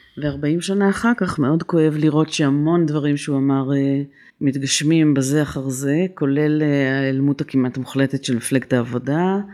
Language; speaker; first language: Hebrew; native; Hebrew